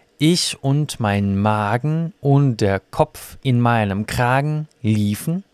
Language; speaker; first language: German; non-native, fluent; Russian